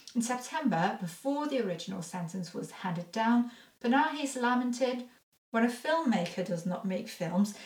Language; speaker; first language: English; non-native, fluent; French